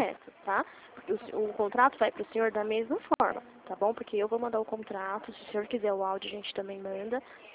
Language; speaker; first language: Portuguese; native; Portuguese